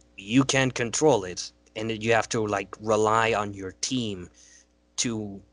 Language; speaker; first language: English; non-native, fluent; Spanish